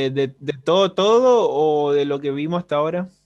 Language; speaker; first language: Spanish; native; Spanish